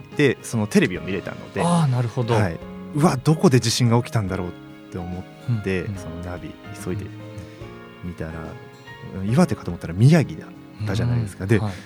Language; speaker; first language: Japanese; native; Japanese